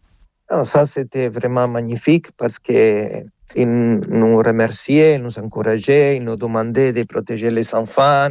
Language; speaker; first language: French; non-native, fluent; Spanish